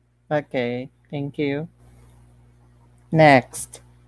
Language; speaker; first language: English; non-native, local second language; Filipino